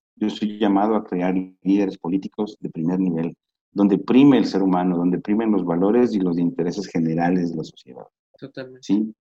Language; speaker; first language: Spanish; native; Spanish